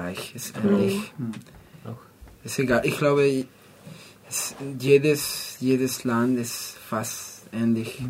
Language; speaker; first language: German; non-native, learner; Spanish